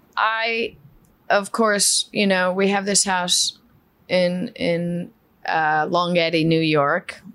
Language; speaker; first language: English; early bilingual, other home language; Spanish